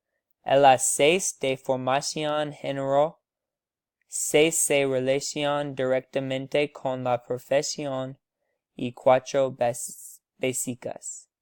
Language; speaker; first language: Spanish; non-native, learner; English